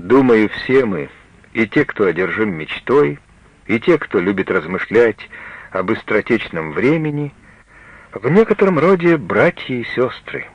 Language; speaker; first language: Russian; native; Russian